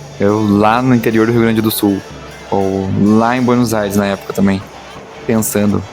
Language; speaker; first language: Portuguese; native; Portuguese